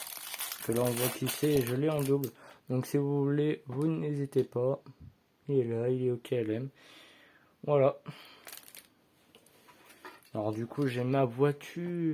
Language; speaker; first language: French; native; French